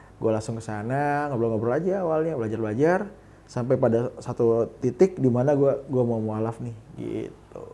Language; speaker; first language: Indonesian; non-native, fluent; Korean